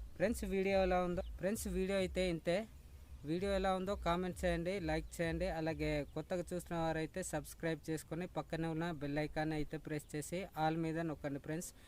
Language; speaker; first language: Telugu; non-native, local second language; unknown